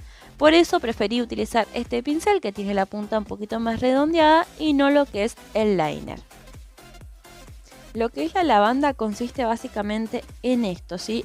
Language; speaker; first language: Spanish; native; Spanish